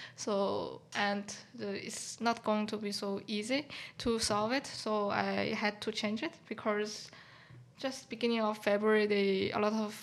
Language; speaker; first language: English; non-native, fluent; Chinese